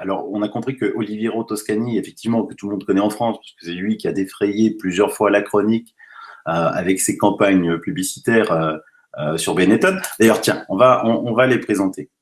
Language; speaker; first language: French; native; French